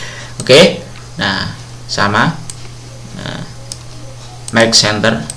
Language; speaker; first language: Indonesian; non-native, local second language; Javanese